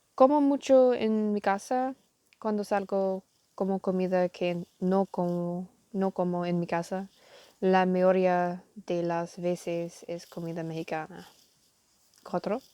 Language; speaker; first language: Spanish; non-native, learner; English